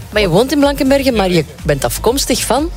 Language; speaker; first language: Dutch; native; Dutch